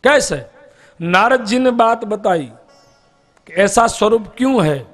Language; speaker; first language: Hindi; non-native, local second language; Gujarati